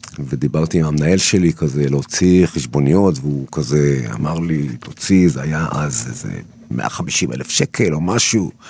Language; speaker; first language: Hebrew; early bilingual, other home language; Turkish